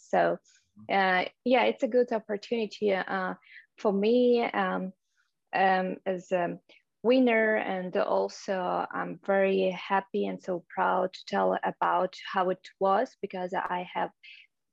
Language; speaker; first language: English; non-native, fluent; Russian